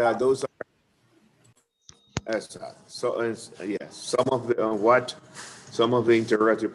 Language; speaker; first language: English; non-native, fluent; Spanish